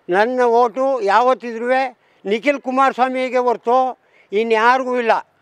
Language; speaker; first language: Kannada; native; Kannada